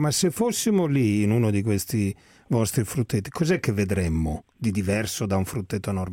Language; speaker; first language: Italian; native; Italian